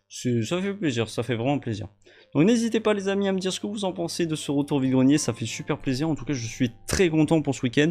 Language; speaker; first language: French; native; French